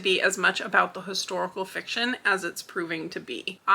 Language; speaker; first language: English; native; English